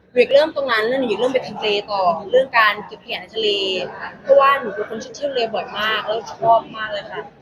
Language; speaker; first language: Thai; non-native, local second language; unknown